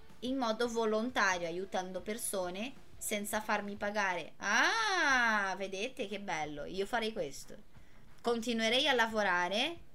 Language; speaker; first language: Italian; non-native, fluent; Portuguese